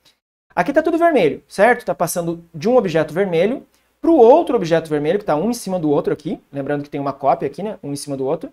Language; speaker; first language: Portuguese; native; Portuguese